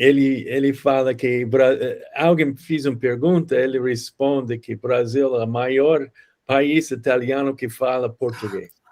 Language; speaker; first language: Portuguese; non-native, fluent; English